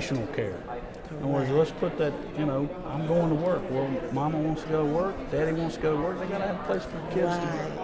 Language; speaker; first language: English; native; English